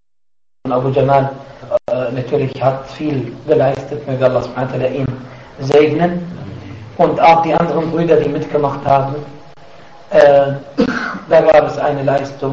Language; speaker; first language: German; non-native, fluent; Arabic